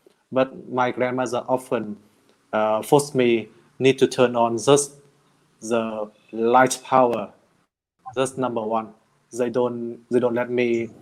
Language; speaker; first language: English; non-native, learner; Vietnamese